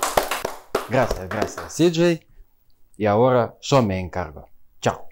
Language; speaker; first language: Spanish; non-native, learner; Russian